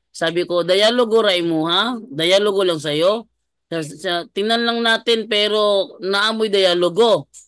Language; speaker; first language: Filipino; non-native, local second language; Cebuano